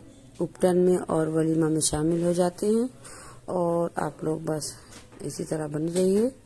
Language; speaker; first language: Hindi; native; Hindi